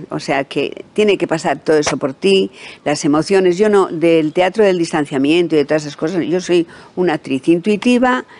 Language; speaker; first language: Spanish; native; Spanish